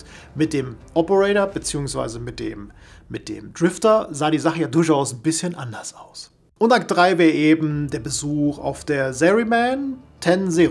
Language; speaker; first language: German; native; German